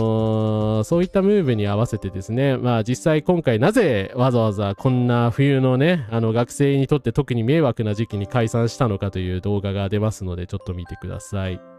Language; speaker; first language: Japanese; native; Japanese